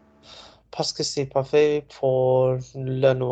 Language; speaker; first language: French; non-native, learner; English